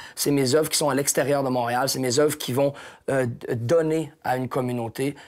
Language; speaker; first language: French; native; French